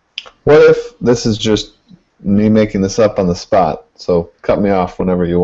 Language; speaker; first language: English; native; English